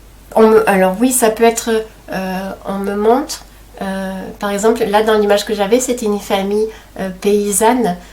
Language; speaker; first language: French; native; French